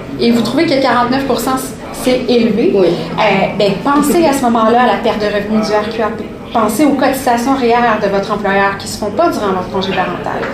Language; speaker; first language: French; native; French